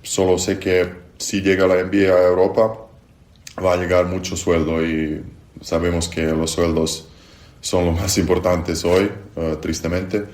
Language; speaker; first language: Spanish; non-native, fluent; Serbian